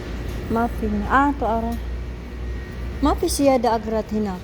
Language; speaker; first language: Arabic; non-native, learner; Filipino